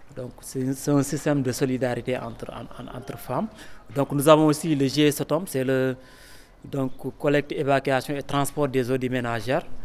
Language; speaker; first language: French; non-native, local second language; Wolof